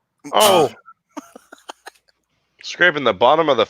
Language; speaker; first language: English; native; English